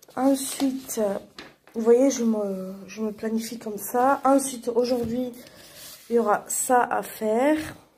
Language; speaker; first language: French; native; French